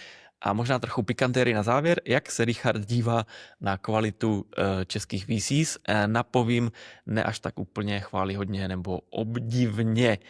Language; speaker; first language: Czech; native; Czech